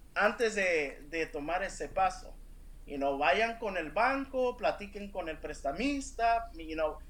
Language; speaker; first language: Spanish; early bilingual, heritage; Spanish